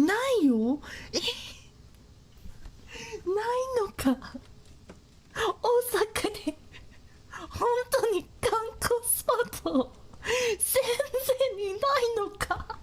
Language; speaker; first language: Japanese; non-native, learner; English